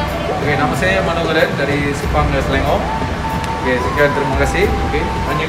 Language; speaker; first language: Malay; non-native, local second language; Tamil